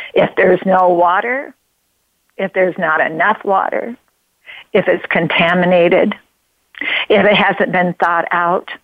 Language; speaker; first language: English; native; English